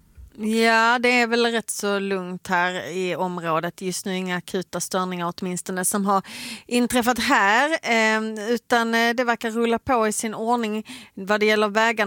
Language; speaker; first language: Swedish; native; Swedish